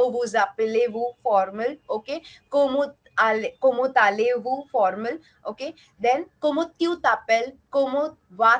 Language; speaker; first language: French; non-native, learner; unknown